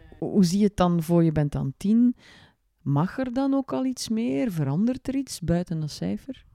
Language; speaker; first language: Dutch; native; Dutch